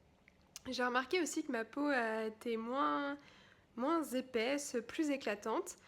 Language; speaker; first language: French; native; French